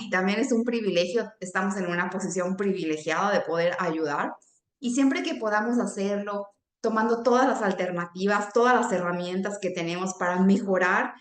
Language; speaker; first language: Spanish; native; Spanish